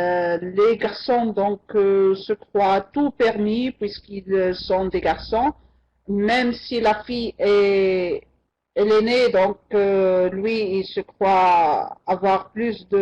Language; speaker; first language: French; non-native, local second language; Arabic